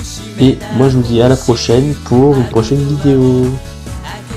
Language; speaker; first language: French; native; French